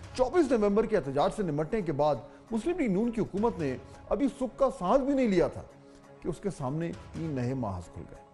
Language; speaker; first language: Urdu; native; Urdu